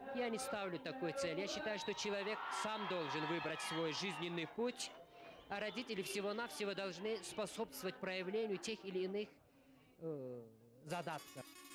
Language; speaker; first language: Russian; non-native, local second language; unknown